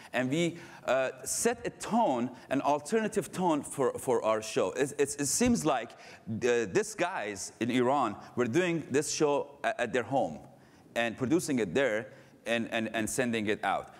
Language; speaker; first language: English; non-native, fluent; Persian